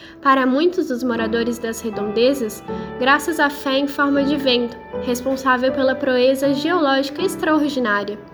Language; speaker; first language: Portuguese; native; Portuguese